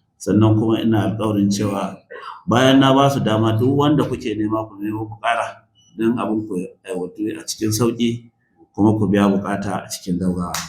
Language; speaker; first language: Hausa; native; Hausa